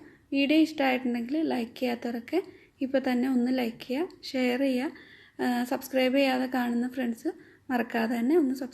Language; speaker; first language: Malayalam; native; Malayalam